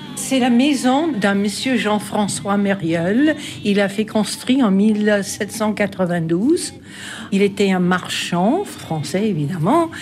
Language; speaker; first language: French; non-native, fluent; English